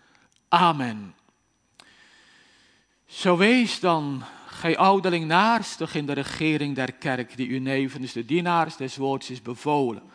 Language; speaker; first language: Dutch; native; Dutch